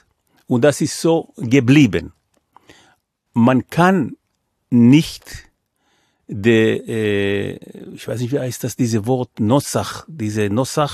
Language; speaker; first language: German; non-native, fluent; Hebrew